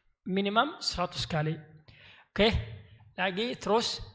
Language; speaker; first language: Indonesian; non-native, learner; Arabic